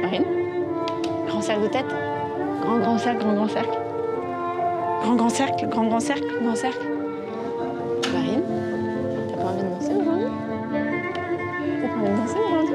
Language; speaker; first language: French; native; French